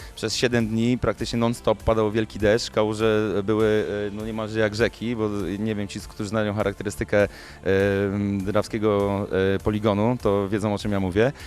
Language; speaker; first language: Polish; native; Polish